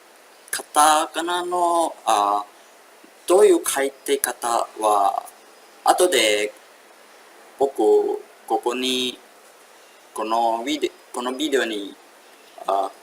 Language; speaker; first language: Japanese; non-native, learner; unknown